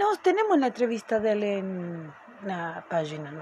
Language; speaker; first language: Portuguese; non-native, fluent; Spanish